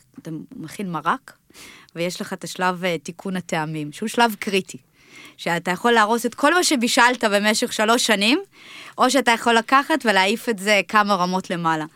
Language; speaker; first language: Hebrew; early bilingual, other home language; Russian